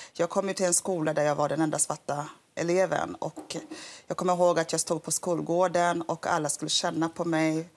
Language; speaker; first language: Swedish; early bilingual, other home language; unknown